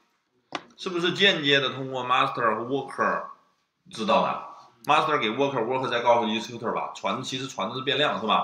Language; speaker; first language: Chinese; native; Chinese